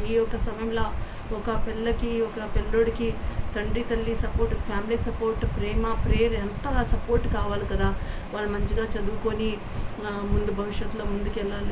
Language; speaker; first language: Telugu; non-native, fluent; Hindi